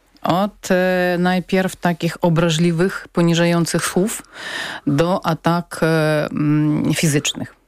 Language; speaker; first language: Polish; non-native, learner; Ukrainian